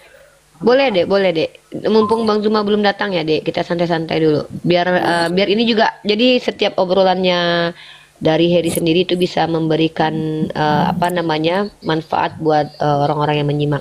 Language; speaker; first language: Indonesian; native; Indonesian